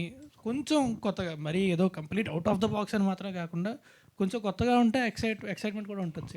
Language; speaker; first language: Telugu; native; Telugu